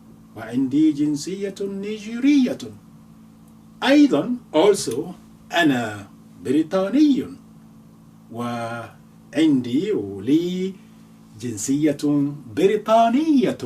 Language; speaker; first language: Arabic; non-native, fluent; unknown